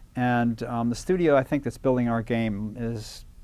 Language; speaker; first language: English; native; English